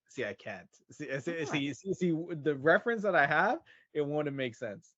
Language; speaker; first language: English; native; English